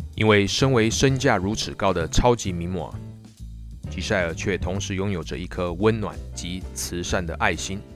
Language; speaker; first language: Chinese; native; Chinese